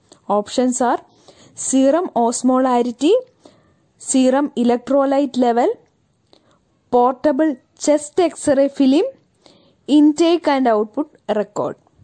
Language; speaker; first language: English; non-native, local second language; Malayalam